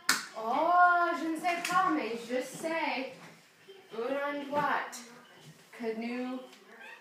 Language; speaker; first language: French; non-native, learner; English